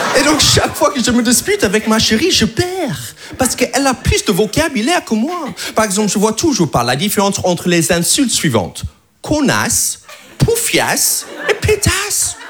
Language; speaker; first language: French; non-native, fluent; English